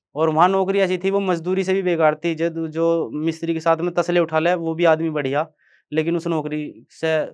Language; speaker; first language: Hindi; native; Hindi